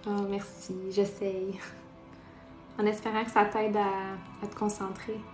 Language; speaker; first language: French; non-native, local second language; Portuguese